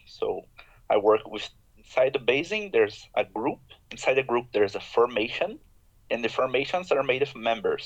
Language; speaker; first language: English; non-native, fluent; Portuguese